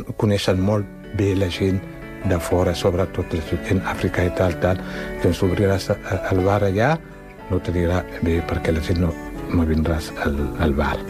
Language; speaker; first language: Catalan; non-native, fluent; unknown